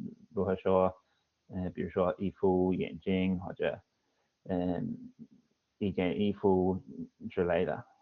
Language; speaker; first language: Chinese; non-native, fluent; English